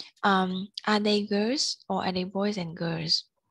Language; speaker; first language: English; non-native, fluent; Vietnamese